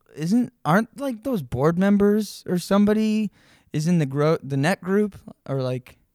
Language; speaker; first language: English; native; English